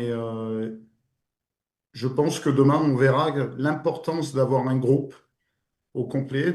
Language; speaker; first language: French; native; French